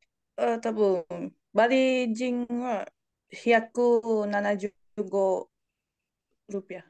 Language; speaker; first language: Japanese; non-native, learner; Indonesian